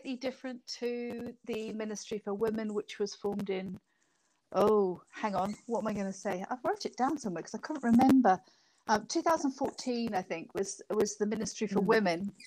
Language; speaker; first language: English; native; English